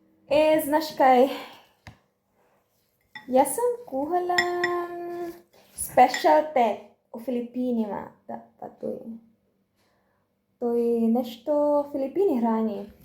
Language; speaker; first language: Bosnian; non-native, learner; Filipino